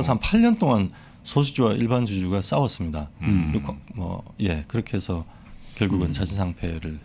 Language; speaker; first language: Korean; native; Korean